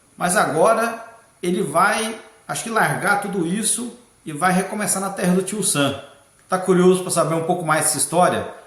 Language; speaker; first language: Portuguese; native; Portuguese